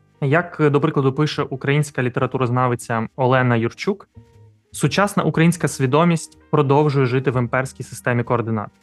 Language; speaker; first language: Ukrainian; native; Ukrainian